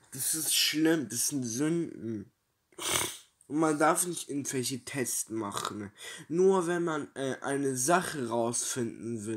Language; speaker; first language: German; early bilingual, other home language; Turkish